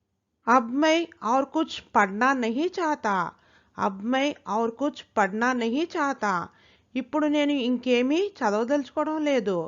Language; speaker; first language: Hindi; non-native, local second language; Telugu